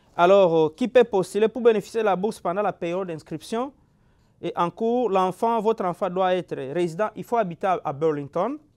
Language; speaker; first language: French; non-native, local second language; Lingala